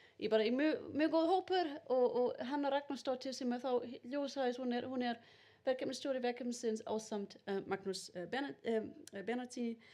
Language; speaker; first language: Icelandic; non-native, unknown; German